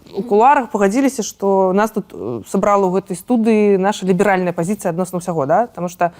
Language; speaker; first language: Belarusian; non-native, local second language; Russian